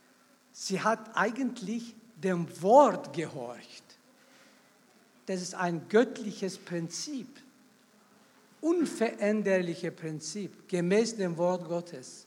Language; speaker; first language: German; non-native, fluent; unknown